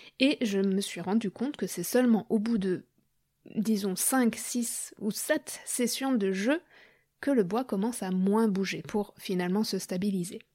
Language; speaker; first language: French; native; French